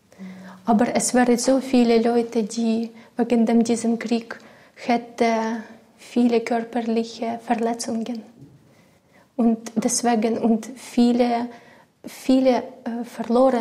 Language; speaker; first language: German; non-native, learner; Ukrainian